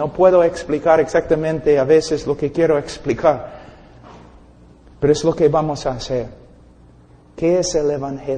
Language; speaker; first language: Spanish; non-native, fluent; English